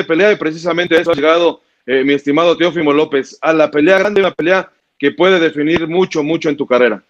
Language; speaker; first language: Spanish; native; Spanish